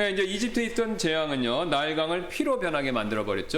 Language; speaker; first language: Korean; native; Korean